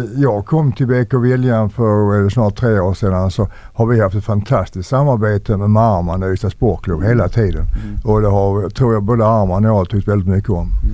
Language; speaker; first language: Swedish; native; Swedish